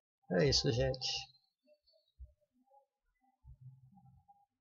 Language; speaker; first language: Portuguese; native; Portuguese